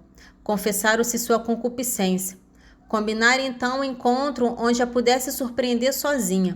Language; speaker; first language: Portuguese; native; Portuguese